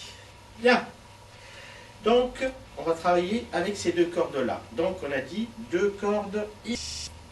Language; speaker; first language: French; native; French